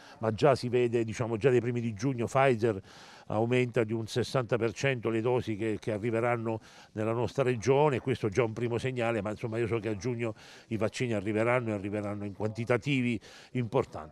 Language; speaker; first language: Italian; native; Italian